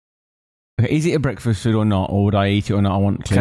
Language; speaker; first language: English; native; English